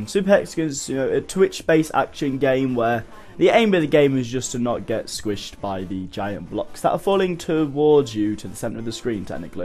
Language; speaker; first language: English; native; English